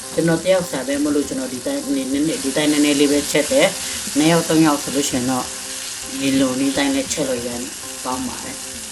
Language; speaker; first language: Burmese; non-native, local second language; Pa'o Karen